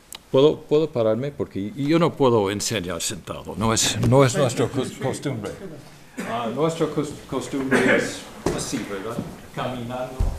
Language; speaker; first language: Spanish; non-native, fluent; English